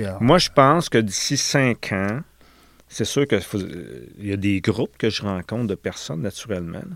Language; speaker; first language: French; native; French